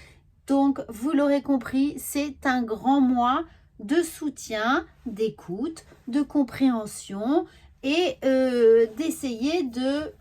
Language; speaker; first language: French; native; French